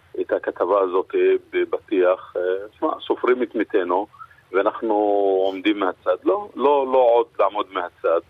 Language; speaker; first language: Hebrew; non-native, local second language; Arabic